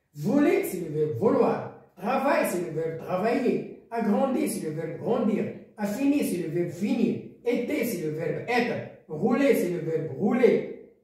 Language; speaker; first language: French; non-native, local second language; Arabic